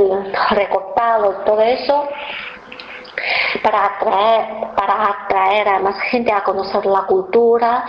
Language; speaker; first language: Spanish; non-native, fluent; Chinese